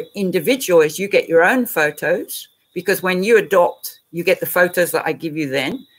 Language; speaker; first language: English; native; English